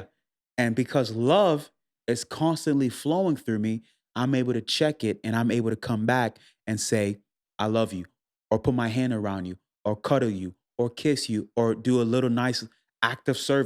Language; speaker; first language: English; native; English